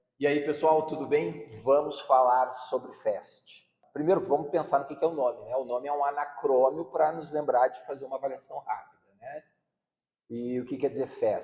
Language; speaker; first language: Portuguese; native; Portuguese